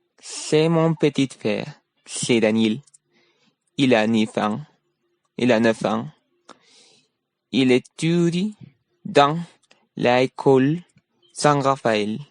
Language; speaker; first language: French; non-native, learner; Spanish